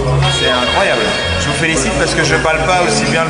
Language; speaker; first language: French; native; French